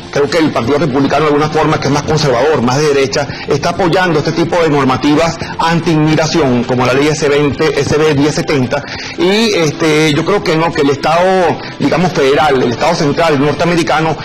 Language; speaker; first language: Spanish; native; Spanish